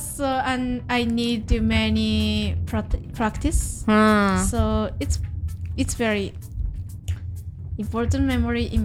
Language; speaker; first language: English; non-native, learner; Japanese